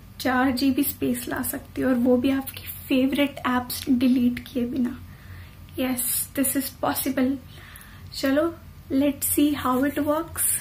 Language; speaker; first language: Hindi; native; Hindi